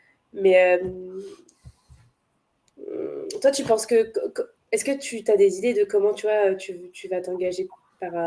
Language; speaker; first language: French; native; French